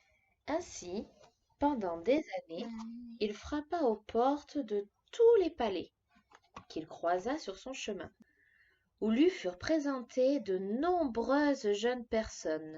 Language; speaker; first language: French; native; French